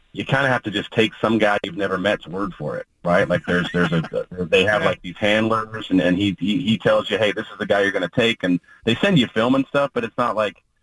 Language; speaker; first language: English; native; English